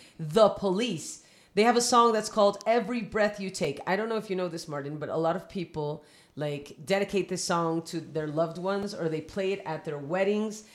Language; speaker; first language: English; early bilingual, other home language; Spanish